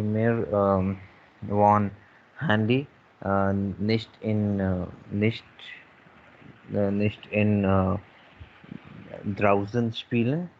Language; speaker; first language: German; non-native, learner; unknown